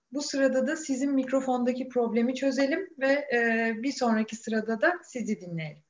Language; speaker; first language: Turkish; native; Turkish